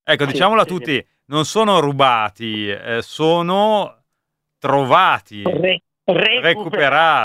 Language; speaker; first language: Italian; native; Italian